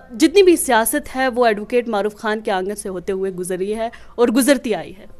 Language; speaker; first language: Hindi; non-native, local second language; Kashmiri